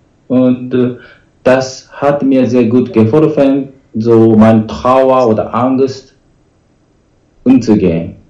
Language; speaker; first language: German; non-native, learner; Japanese